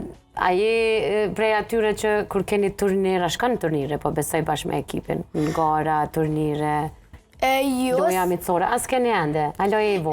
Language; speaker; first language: Albanian; native; Albanian